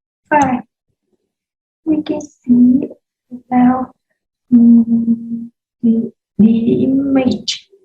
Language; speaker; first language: English; non-native, learner; Vietnamese